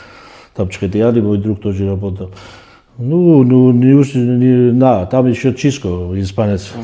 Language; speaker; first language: Russian; non-native, fluent; Georgian